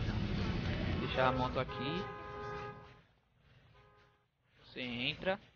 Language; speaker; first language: Portuguese; native; Portuguese